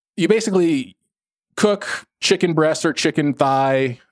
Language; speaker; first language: English; native; English